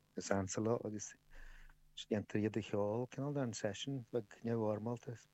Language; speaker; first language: Irish; native; Irish